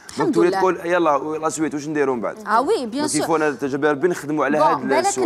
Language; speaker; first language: Arabic; native; Arabic